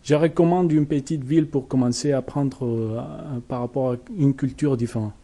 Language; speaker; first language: French; non-native, fluent; Spanish